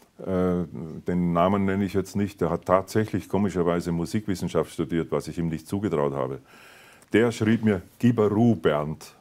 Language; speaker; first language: German; native; German